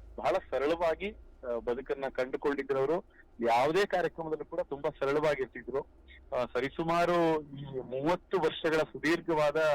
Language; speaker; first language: Kannada; native; Kannada